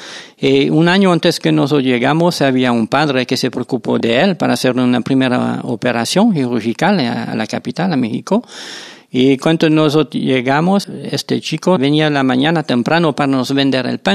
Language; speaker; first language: Spanish; non-native, fluent; French